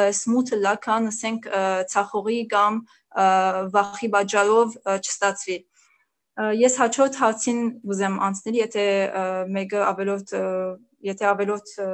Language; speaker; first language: Armenian; early bilingual, heritage; Armenian